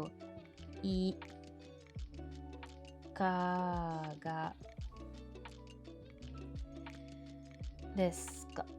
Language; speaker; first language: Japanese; non-native, learner; French